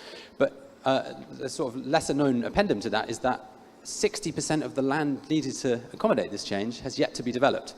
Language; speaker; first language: English; native; English